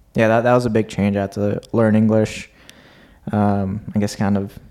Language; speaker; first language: English; early bilingual, other home language; Uzbek